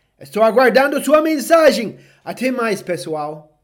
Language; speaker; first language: Portuguese; non-native, fluent; English